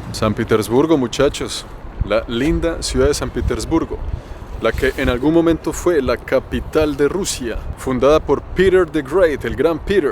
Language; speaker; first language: Spanish; native; Spanish